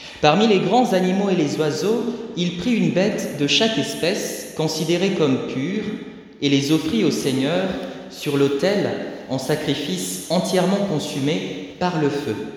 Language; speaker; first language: French; native; French